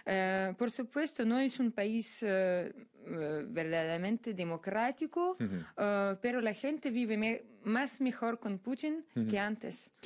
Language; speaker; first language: Spanish; non-native, fluent; Russian